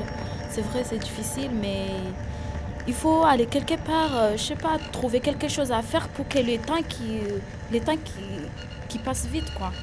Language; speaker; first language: French; non-native, learner; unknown